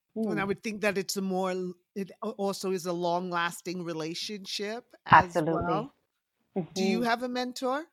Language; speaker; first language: English; native; English